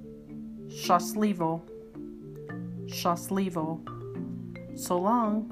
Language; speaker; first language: Russian; non-native, learner; English